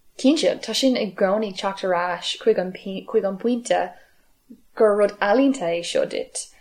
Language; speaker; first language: Irish; non-native, local second language; English